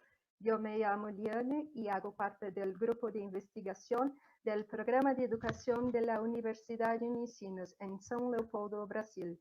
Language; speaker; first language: Spanish; non-native, fluent; Portuguese